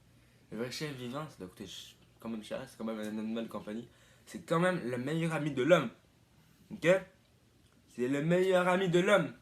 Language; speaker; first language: French; native; French